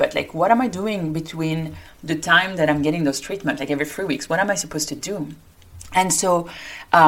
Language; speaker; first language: English; non-native, fluent; French